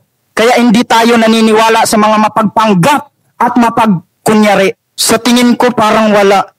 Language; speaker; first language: Filipino; native; Filipino